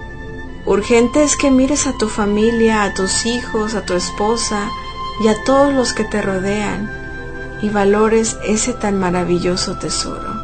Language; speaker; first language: Spanish; native; Spanish